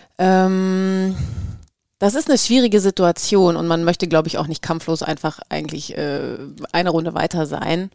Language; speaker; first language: German; native; German